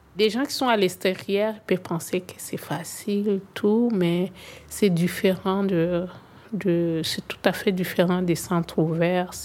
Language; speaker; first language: French; non-native, local second language; Swahili